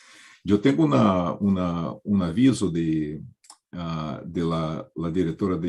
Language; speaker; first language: Spanish; non-native, learner; Portuguese